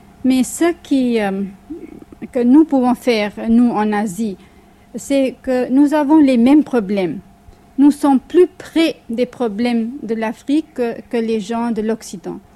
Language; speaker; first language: French; non-native, fluent; Hindi